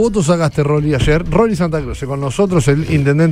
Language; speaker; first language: Spanish; native; Spanish